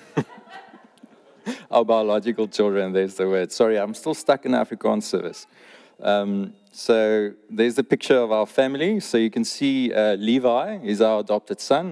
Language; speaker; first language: English; non-native, local second language; Afrikaans